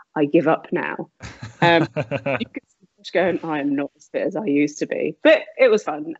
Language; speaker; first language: English; native; English